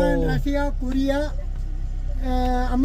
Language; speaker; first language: English; non-native, learner; Tamil